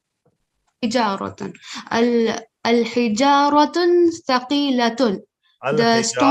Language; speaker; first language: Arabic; non-native, learner; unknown